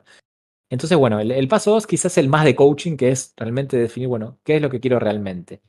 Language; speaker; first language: Spanish; native; Spanish